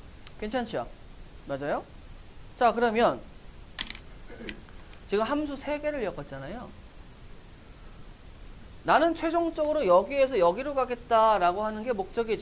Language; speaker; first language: Korean; native; Korean